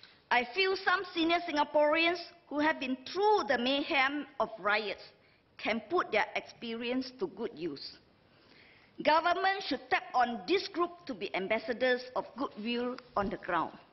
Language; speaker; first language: English; non-native, local second language; Chinese